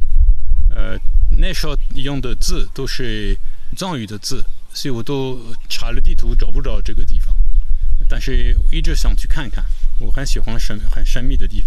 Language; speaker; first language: Chinese; non-native, fluent; French